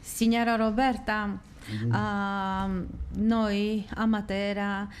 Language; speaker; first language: Italian; non-native, learner; Georgian